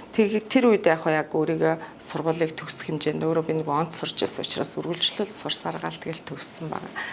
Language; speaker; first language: Mongolian; native; Mongolian